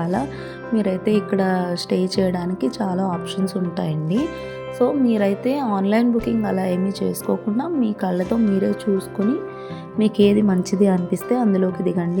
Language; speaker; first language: Telugu; native; Telugu